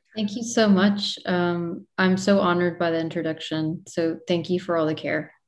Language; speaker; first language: English; native; English